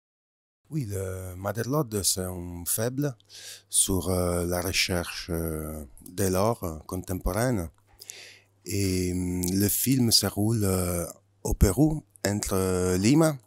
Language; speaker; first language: French; non-native, fluent; Italian